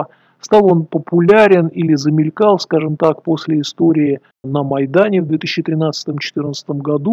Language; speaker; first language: Russian; native; Russian